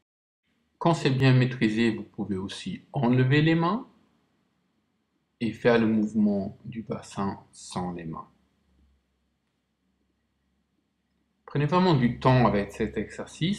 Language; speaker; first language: French; non-native, fluent; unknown